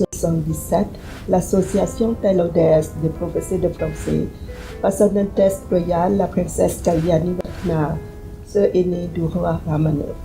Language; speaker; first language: French; non-native, fluent; Thai